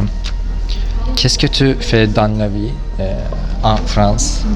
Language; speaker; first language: French; non-native, learner; Turkish